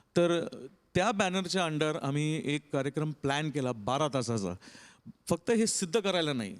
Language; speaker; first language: Marathi; non-native, local second language; Tamil